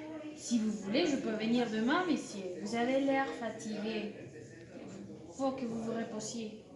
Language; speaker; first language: French; non-native, learner; Spanish